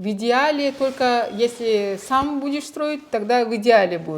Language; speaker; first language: Russian; non-native, local second language; Kyrgyz